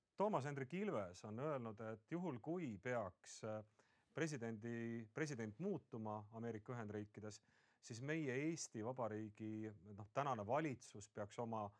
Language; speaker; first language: Estonian; native; Estonian